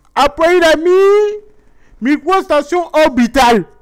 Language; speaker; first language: French; native; French